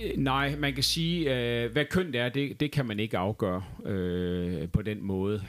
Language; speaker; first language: Danish; native; Danish